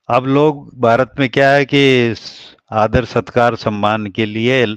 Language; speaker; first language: Hindi; native; Hindi